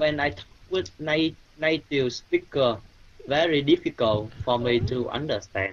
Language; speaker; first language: English; non-native, learner; Vietnamese